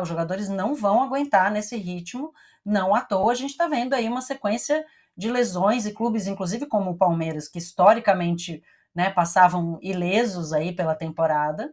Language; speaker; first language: Portuguese; native; Portuguese